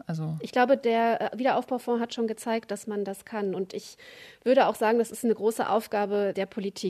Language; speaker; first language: German; native; German